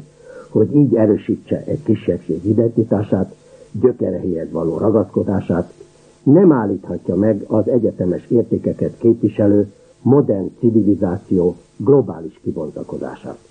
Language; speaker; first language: Hungarian; native; Hungarian